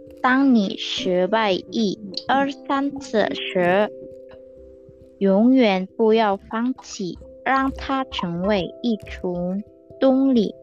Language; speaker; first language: Chinese; non-native, learner; Indonesian